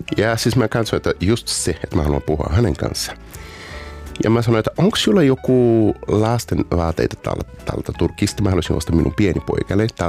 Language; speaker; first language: Finnish; non-native, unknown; Portuguese